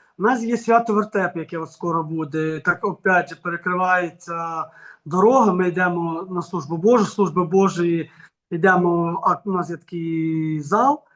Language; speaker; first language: Ukrainian; native; Ukrainian